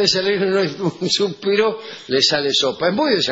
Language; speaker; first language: Spanish; native; Spanish